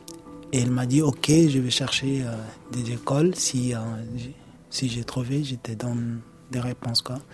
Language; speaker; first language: French; non-native, learner; Arabic